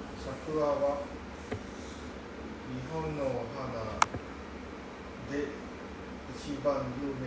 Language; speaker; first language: Japanese; non-native, learner; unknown